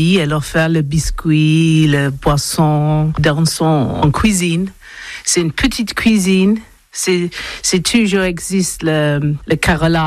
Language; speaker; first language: French; non-native, learner; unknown